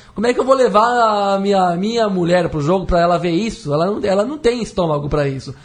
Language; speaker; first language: Portuguese; native; Portuguese